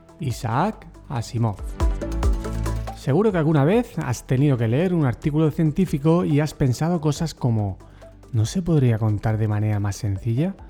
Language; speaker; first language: Spanish; native; Spanish